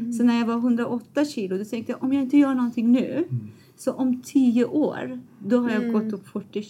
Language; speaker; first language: Swedish; non-native, fluent; Persian